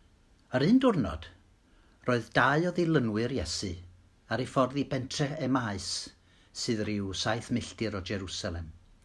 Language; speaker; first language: Welsh; native; Welsh